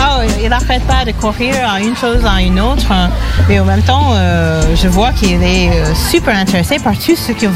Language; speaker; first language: French; non-native, fluent; English